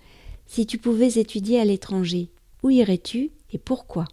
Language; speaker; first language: French; native; French